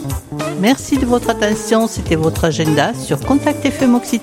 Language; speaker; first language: French; native; French